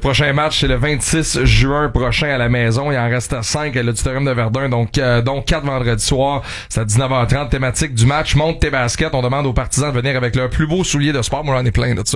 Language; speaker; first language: French; native; French